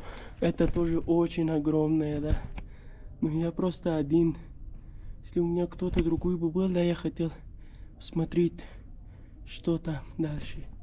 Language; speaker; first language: Russian; non-native, learner; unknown